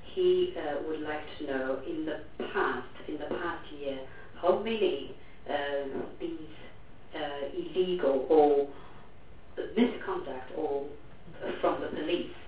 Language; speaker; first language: English; non-native, fluent; Chinese